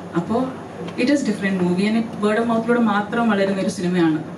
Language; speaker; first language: Malayalam; native; Malayalam